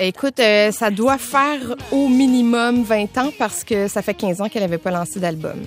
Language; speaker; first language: French; native; French